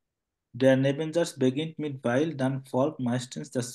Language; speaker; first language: German; non-native, fluent; Bangla